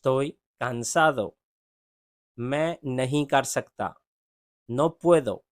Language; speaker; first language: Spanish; non-native, fluent; Urdu